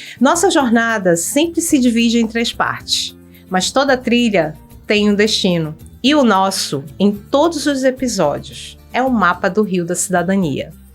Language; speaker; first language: Portuguese; native; Portuguese